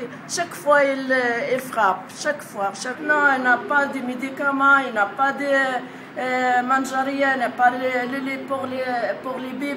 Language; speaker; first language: French; non-native, learner; Arabic